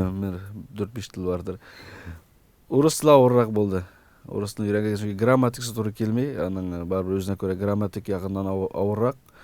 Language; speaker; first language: Tatar; early bilingual, heritage; Tatar